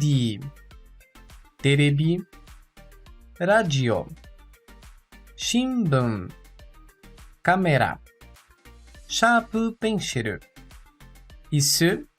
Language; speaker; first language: Japanese; non-native, learner; Portuguese